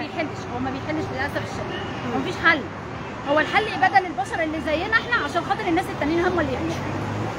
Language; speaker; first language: Arabic; native; Arabic